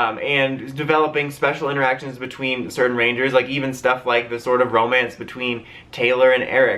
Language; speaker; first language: English; native; English